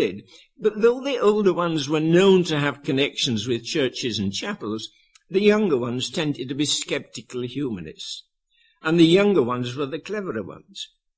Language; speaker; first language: English; native; English